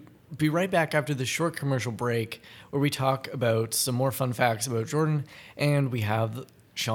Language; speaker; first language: English; native; English